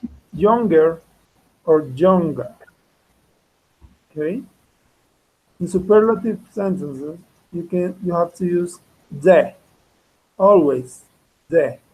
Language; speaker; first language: English; non-native, fluent; Spanish